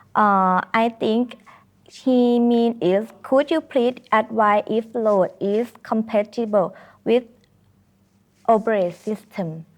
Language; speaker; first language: English; non-native, learner; Thai